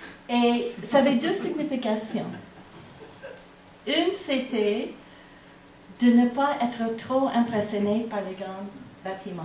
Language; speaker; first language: French; non-native, fluent; English